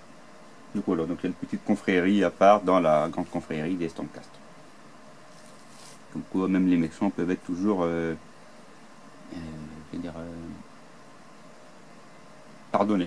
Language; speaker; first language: French; native; French